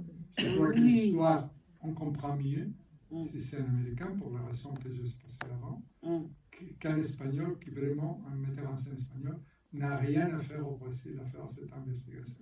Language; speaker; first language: French; non-native, fluent; Spanish